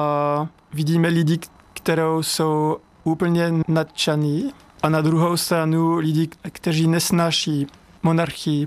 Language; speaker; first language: Czech; non-native, learner; French